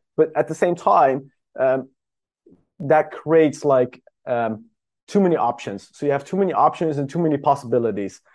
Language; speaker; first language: English; non-native, fluent; Dutch